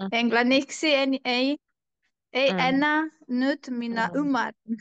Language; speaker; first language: Finnish; non-native, learner; Turkish